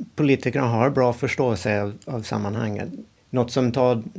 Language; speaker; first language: Swedish; non-native, fluent; English